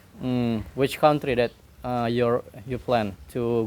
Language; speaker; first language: English; non-native, learner; Indonesian